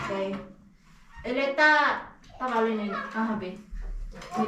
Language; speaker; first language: Finnish; non-native, learner; Filipino